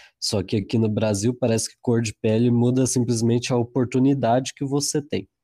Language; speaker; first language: Portuguese; native; Portuguese